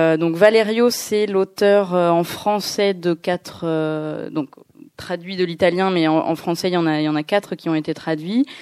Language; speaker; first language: French; native; French